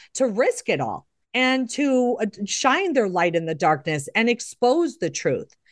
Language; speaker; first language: English; native; English